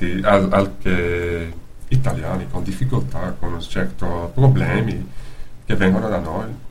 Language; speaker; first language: Italian; non-native, fluent; Dutch